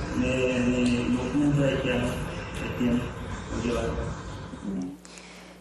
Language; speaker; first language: Spanish; non-native, learner; Haitian Creole